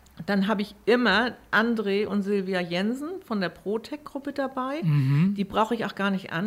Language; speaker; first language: German; native; German